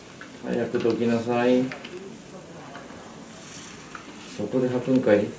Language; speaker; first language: Japanese; native; Japanese